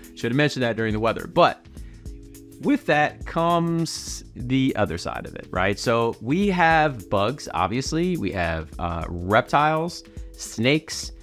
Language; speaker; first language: English; native; English